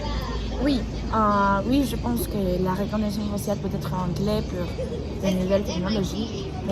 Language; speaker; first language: French; non-native, learner; Spanish